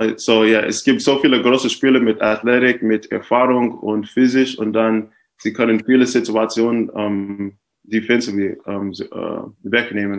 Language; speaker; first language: German; non-native, fluent; English